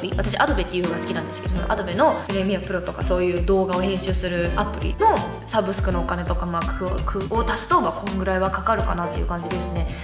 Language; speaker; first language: Japanese; early bilingual, other home language; Chinese